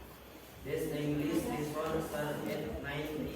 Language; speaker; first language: English; non-native, learner; Indonesian